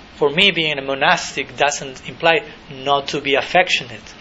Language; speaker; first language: English; non-native, fluent; Spanish